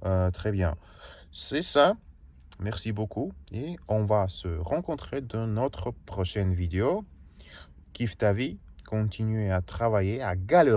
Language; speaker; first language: French; non-native, learner; Russian